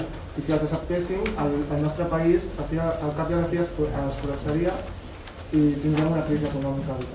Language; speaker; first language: Catalan; native; Catalan